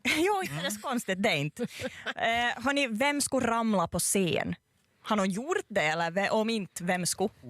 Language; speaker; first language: Swedish; native; Swedish